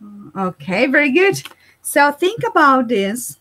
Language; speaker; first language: English; non-native, fluent; Spanish